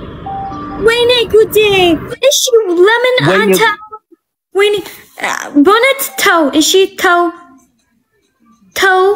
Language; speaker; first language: Amharic; non-native, learner; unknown